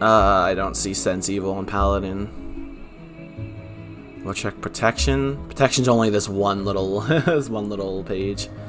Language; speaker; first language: English; native; English